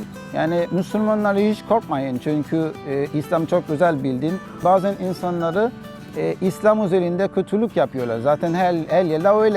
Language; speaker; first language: Turkish; non-native, learner; Haitian Creole